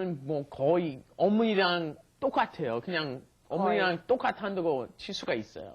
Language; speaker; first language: Korean; non-native, fluent; English